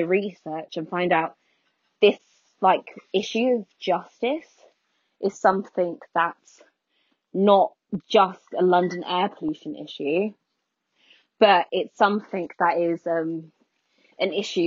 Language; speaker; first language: English; native; English